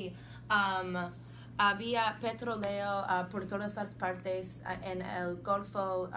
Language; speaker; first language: Spanish; non-native, learner; English